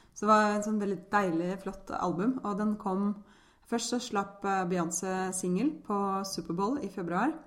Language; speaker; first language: Norwegian; early bilingual, other home language; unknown